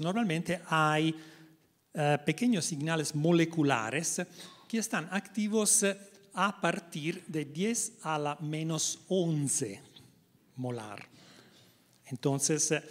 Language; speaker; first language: Spanish; non-native, learner; Italian